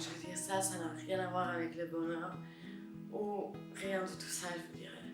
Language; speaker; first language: French; non-native, fluent; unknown